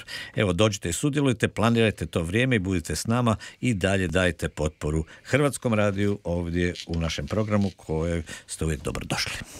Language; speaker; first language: Croatian; native; Croatian